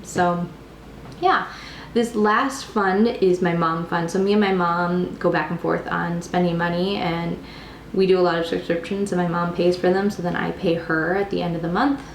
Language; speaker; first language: English; native; English